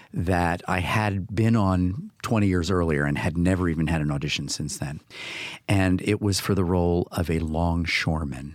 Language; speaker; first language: English; native; English